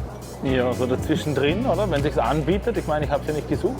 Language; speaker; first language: German; native; German